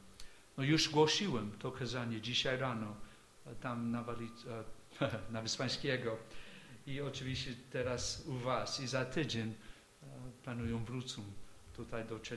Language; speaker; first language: Polish; non-native, fluent; English